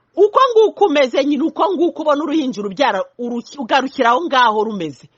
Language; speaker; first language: Kinyarwanda; early bilingual, heritage; Kinyarwanda